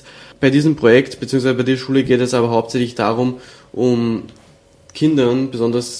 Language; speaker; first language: German; native; German